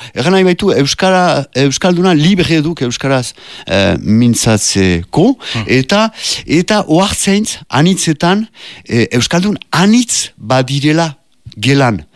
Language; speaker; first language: Basque; native; Basque